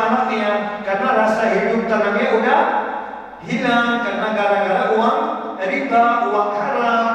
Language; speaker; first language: Indonesian; non-native, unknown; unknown